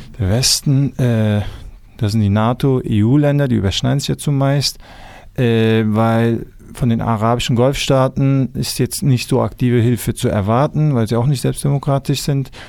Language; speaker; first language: German; early bilingual, other home language; Kurdish